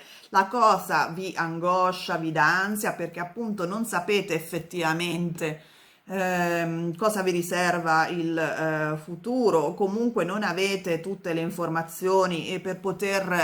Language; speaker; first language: Italian; native; Italian